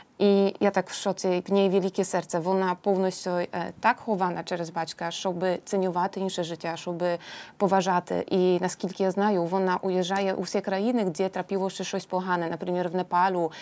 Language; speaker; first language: Polish; non-native, learner; Ukrainian